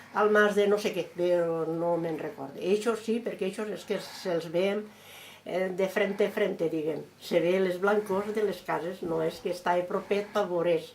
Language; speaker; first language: Catalan; native; Catalan